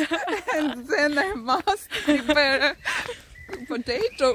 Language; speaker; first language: English; non-native, learner; Ukrainian